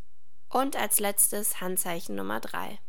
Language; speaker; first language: German; native; German